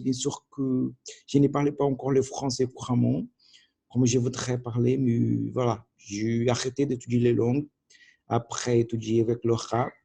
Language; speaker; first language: French; non-native, learner; Portuguese